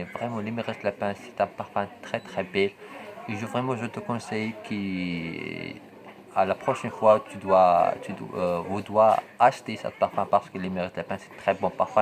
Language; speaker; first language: French; non-native, local second language; Arabic